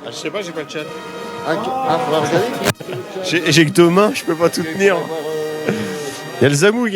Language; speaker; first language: French; native; French